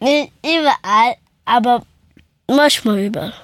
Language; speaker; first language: German; early bilingual, other home language; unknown